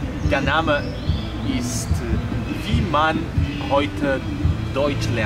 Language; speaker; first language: German; non-native, fluent; Portuguese